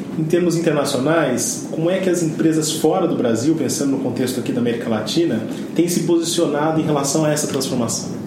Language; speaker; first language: Portuguese; native; Portuguese